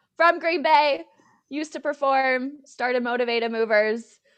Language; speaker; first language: English; native; English